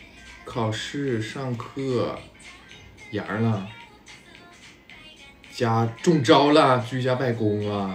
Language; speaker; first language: Chinese; native; Chinese